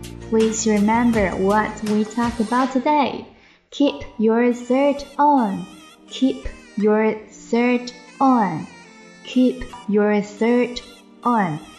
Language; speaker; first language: English; non-native, fluent; Chinese